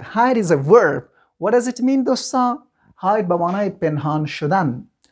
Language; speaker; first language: English; non-native, fluent; Persian